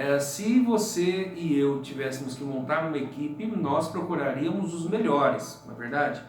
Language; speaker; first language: Portuguese; native; Portuguese